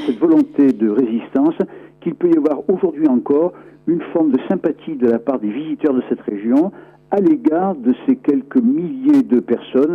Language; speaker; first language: French; native; French